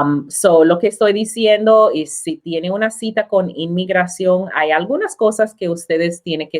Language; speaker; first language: Spanish; non-native, learner; English